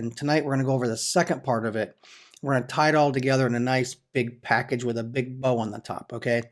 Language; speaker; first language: English; native; English